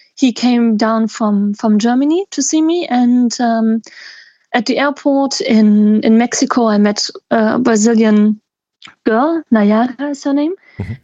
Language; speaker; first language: English; non-native, fluent; German